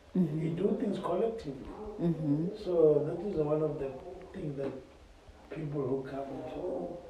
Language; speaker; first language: English; non-native, local second language; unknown